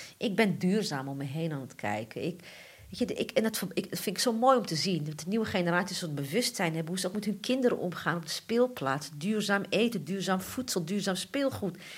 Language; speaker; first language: Dutch; early bilingual, other home language; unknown